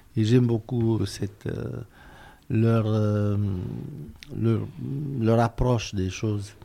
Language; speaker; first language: French; non-native, fluent; Romanian